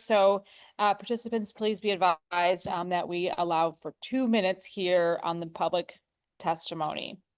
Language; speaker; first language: English; native; English